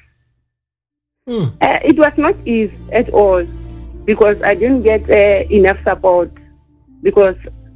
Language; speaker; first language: English; non-native, local second language; Southern Sotho